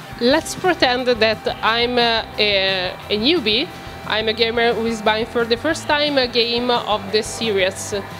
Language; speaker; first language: English; non-native, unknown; Italian